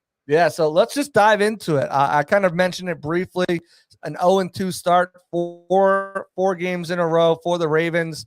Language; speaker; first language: English; native; English